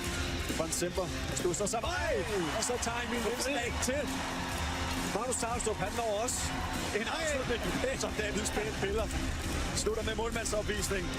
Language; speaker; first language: Danish; native; Danish